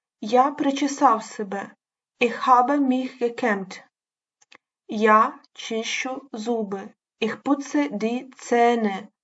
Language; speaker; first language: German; non-native, learner; Ukrainian